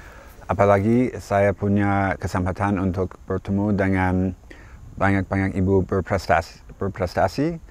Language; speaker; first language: Indonesian; non-native, fluent; English